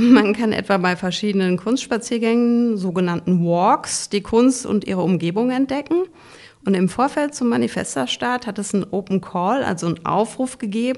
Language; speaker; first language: German; native; German